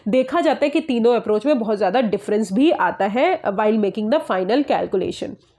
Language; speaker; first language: Hindi; native; Hindi